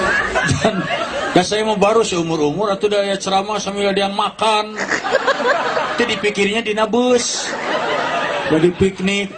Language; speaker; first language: Indonesian; non-native, local second language; Sundanese